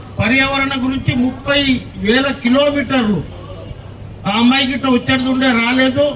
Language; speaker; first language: Telugu; non-native, local second language; Lambadi